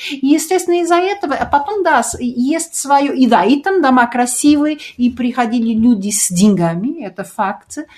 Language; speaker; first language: Russian; early bilingual, heritage; Russian